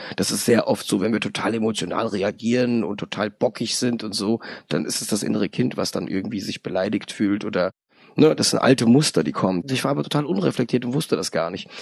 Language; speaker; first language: German; early bilingual, other home language; Polish